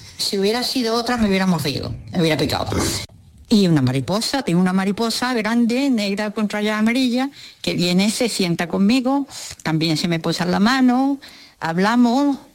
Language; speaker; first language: Spanish; early bilingual, other home language; Russian